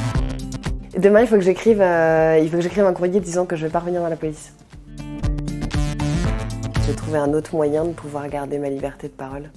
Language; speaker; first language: French; native; French